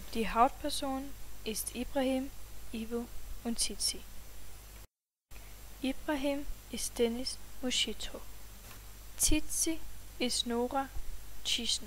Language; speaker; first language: German; non-native, learner; Danish